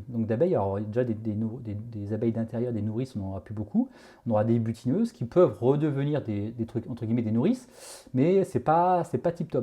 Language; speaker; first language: French; native; French